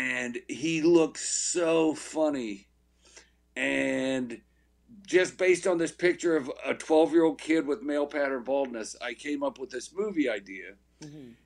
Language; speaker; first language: English; native; English